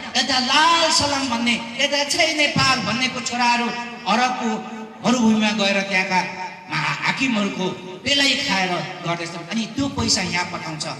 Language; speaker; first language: Nepali; non-native, local second language; Eastern Tamang